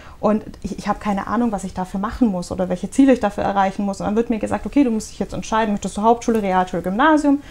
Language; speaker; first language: German; early bilingual, other home language; Russian